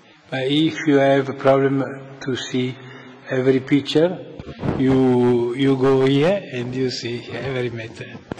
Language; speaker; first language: English; non-native, learner; Italian